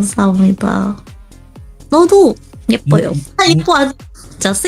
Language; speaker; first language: Korean; non-native, learner; Indonesian